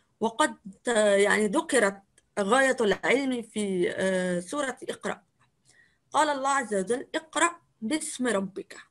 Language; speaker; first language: Arabic; native; Arabic